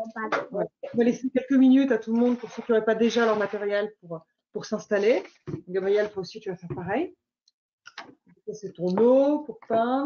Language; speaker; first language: French; native; French